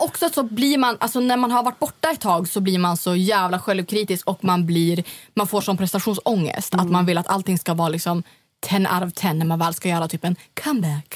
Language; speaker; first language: Swedish; native; Swedish